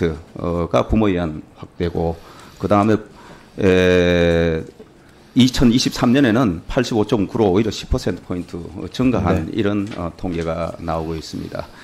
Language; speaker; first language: Korean; native; Korean